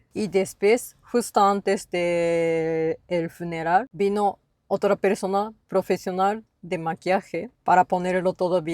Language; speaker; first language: Spanish; non-native, learner; Japanese